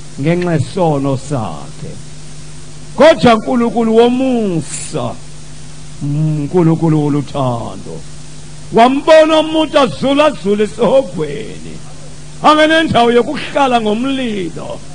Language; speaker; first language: Zulu; non-native, local second language; Tsonga